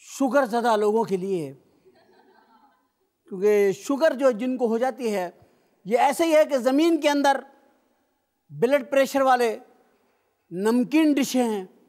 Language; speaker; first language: Urdu; native; Urdu